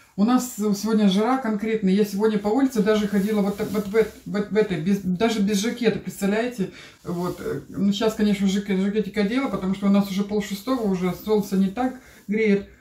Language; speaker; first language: Russian; native; Russian